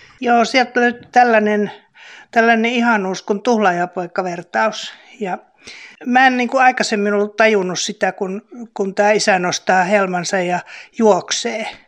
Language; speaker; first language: Finnish; native; Finnish